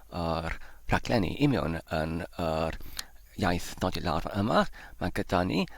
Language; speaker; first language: Welsh; non-native, fluent; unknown